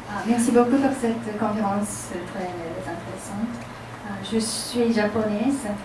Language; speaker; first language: French; non-native, learner; Japanese